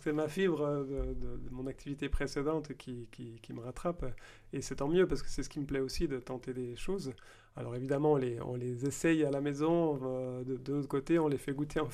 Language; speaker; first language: French; native; French